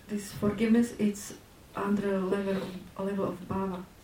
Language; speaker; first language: English; non-native, fluent; Czech